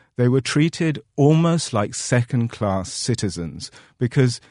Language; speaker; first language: English; native; English